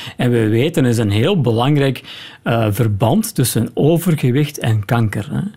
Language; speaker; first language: Dutch; native; Dutch